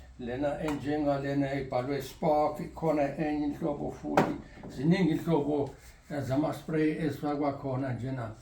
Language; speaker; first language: Zulu; non-native, local second language; Afrikaans